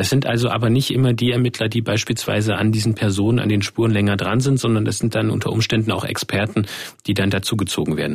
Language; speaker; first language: German; native; German